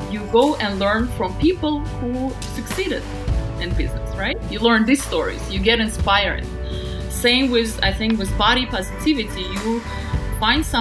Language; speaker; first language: English; non-native, fluent; Russian